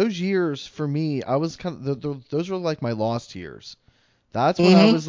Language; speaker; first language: English; native; English